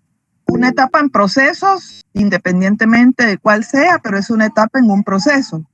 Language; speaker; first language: Spanish; native; Spanish